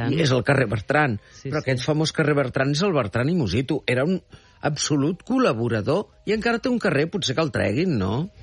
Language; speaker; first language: Catalan; early bilingual, heritage; Catalan